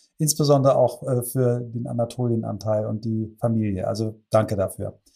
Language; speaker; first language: German; native; German